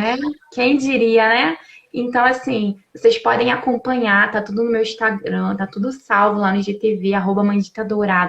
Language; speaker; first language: Portuguese; native; Portuguese